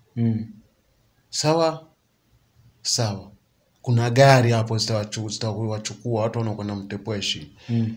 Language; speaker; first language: Swahili; native; Swahili